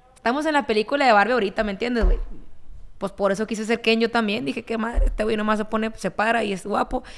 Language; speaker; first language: Spanish; native; Spanish